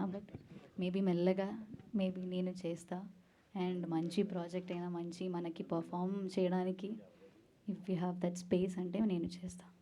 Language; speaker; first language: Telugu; non-native, learner; Malayalam